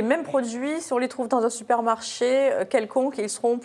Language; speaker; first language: French; native; French